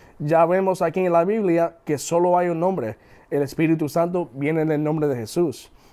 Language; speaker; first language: Spanish; early bilingual, heritage; English